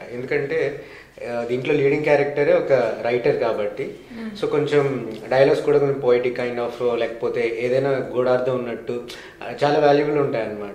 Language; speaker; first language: Telugu; native; Telugu